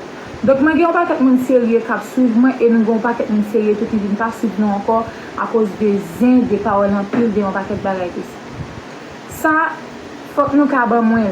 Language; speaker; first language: French; non-native, local second language; Haitian Creole